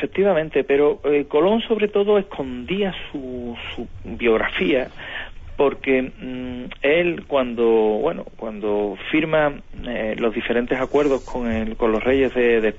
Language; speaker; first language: Spanish; native; Spanish